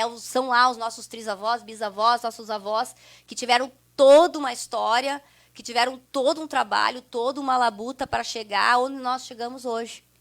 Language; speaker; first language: Portuguese; non-native, local second language; German